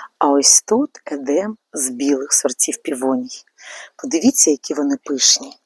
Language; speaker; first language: Ukrainian; native; Ukrainian